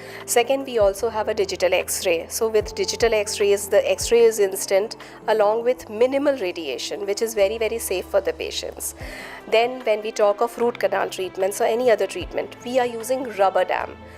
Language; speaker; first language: English; non-native, local second language; Hindi